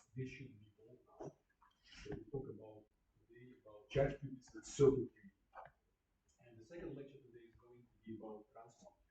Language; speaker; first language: English; non-native, fluent; Russian